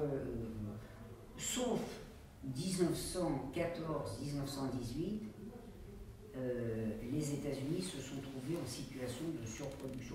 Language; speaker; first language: French; native; French